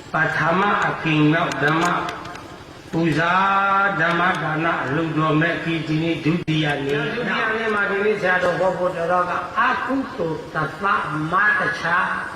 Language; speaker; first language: Burmese; native; Burmese